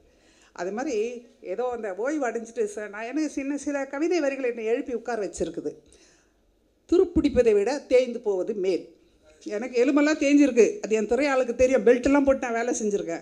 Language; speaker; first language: Tamil; native; Tamil